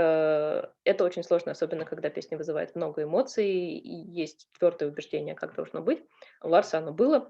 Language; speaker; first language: Russian; native; Russian